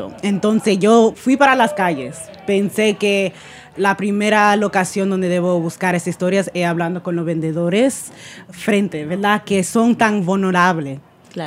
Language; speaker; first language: Spanish; early bilingual, heritage; Spanish